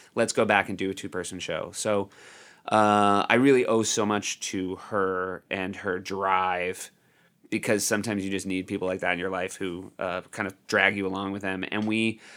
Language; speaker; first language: English; native; English